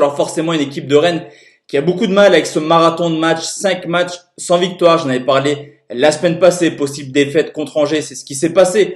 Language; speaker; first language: French; native; French